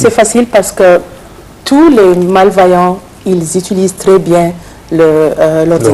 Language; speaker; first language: French; non-native, fluent; Arabic